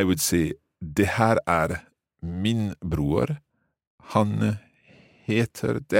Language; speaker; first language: Swedish; non-native, learner; English